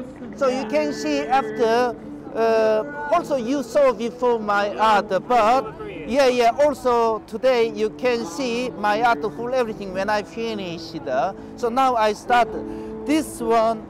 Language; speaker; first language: English; non-native, learner; Korean